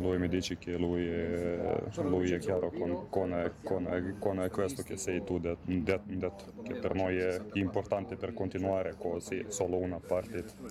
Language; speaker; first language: Italian; non-native, learner; Serbian